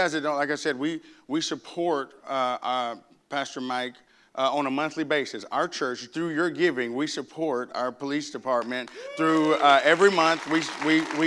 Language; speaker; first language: English; native; English